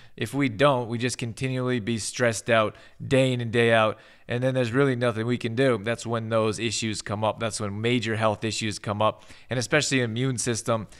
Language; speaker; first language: English; native; English